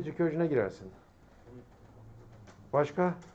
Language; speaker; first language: Turkish; native; Turkish